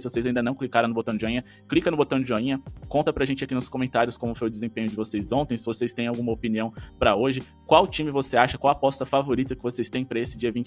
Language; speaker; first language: Portuguese; native; Portuguese